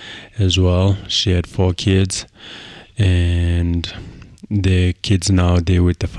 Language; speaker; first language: English; non-native, local second language; Xhosa